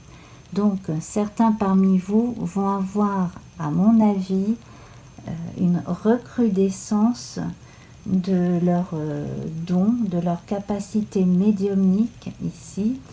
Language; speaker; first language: French; native; French